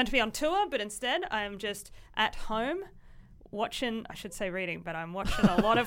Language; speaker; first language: English; native; English